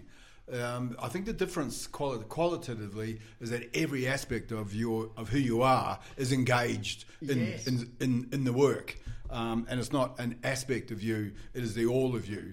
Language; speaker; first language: English; native; English